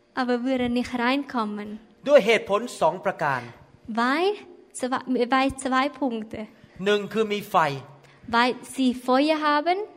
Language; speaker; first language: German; non-native, learner; Thai